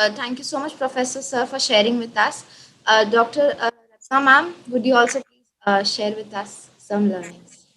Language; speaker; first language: English; non-native, local second language; Hindi